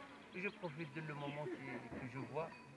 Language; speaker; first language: French; non-native, learner; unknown